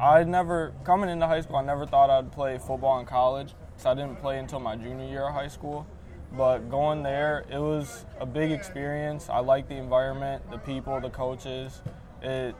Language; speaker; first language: English; native; English